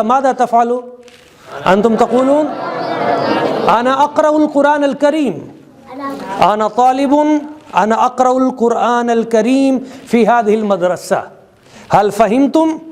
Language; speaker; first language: Arabic; non-native, fluent; Urdu